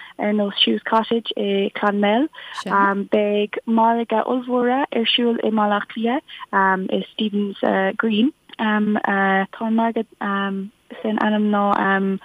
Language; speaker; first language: Irish; non-native, local second language; English